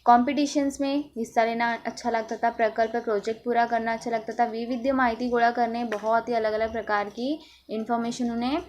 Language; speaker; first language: Hindi; non-native, local second language; Marathi